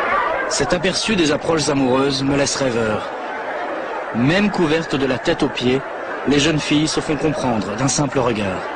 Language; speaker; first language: French; native; French